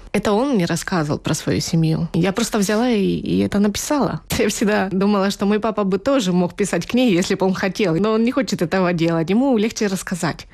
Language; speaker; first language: Russian; native; Russian